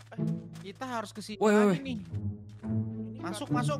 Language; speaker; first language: Indonesian; native; Indonesian